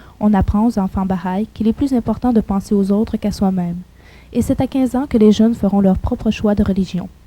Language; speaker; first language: French; native; French